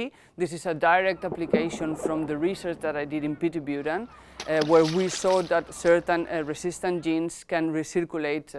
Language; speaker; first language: English; non-native, fluent; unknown